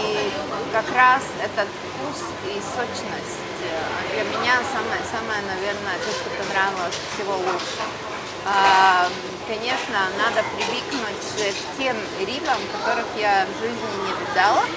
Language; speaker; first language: Russian; non-native, fluent; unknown